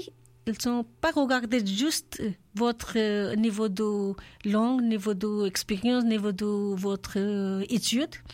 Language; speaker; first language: French; non-native, learner; Urdu